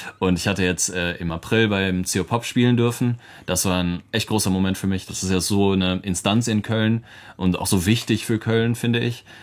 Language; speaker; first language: German; native; German